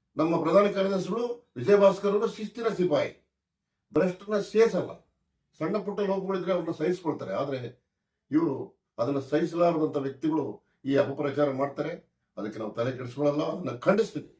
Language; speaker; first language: Kannada; native; Kannada